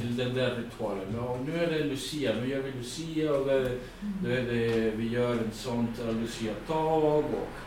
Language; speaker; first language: Swedish; non-native, fluent; English